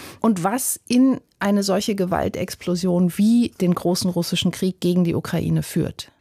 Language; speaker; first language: German; native; German